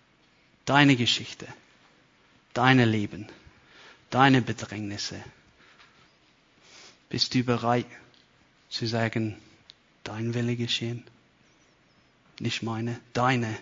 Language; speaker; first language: German; non-native, fluent; English